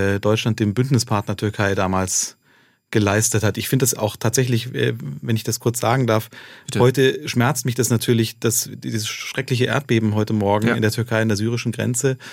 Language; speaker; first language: German; native; German